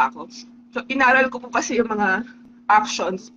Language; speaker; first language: Filipino; native; Filipino